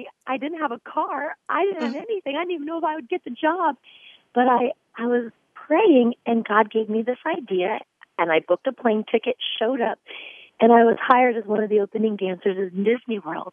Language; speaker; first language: English; native; English